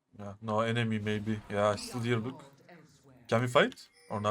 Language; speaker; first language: English; non-native, learner; Turkish